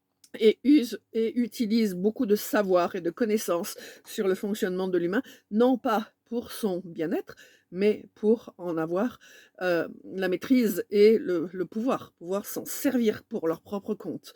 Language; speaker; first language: French; native; French